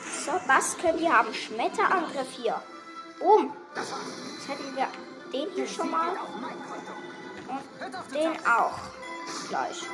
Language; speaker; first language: German; native; German